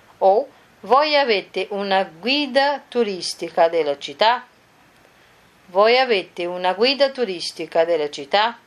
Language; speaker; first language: Italian; non-native, fluent; Portuguese